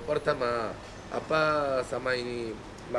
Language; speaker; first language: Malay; non-native, learner; Korean